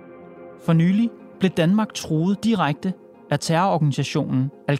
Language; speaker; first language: Danish; native; Danish